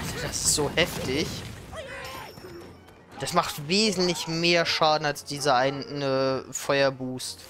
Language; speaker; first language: German; native; German